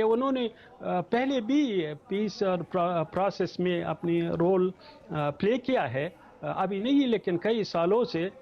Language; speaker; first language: Hindi; non-native, fluent; Pashto